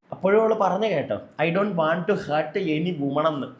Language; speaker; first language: Malayalam; native; Malayalam